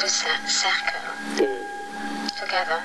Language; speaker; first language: English; non-native, fluent; French